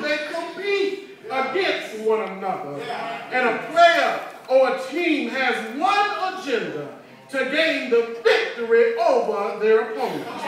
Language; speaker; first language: English; native; English